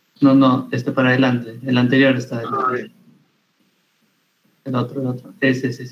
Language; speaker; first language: Spanish; native; Spanish